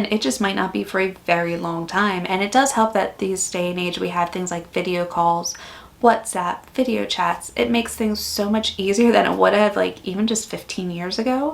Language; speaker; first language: English; native; English